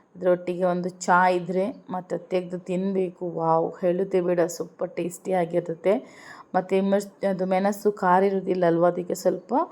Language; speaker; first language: Kannada; non-native, local second language; Urdu